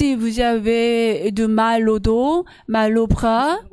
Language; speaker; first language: French; non-native, learner; Korean